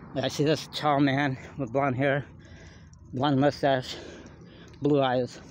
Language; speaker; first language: English; native; English